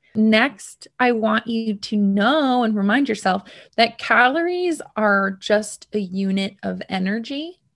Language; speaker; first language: English; native; English